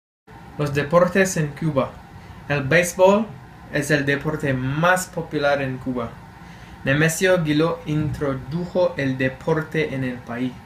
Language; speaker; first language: Spanish; non-native, learner; English